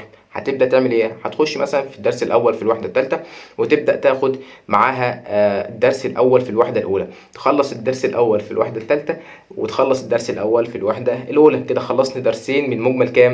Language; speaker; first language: Arabic; native; Arabic